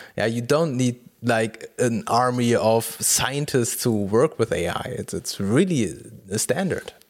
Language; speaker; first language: English; non-native, fluent; German